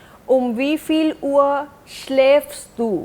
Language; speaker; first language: German; non-native, fluent; Hindi